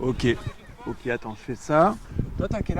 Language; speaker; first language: French; native; French